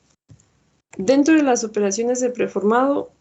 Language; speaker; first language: Spanish; native; Spanish